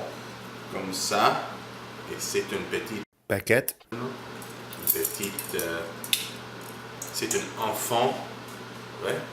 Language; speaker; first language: French; non-native, learner; English